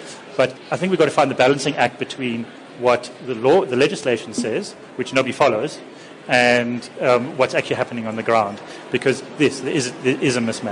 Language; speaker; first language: English; native; English